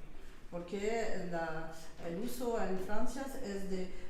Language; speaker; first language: Spanish; non-native, learner; French